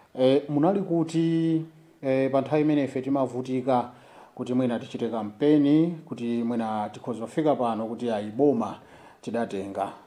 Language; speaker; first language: Nyanja; native; Nyanja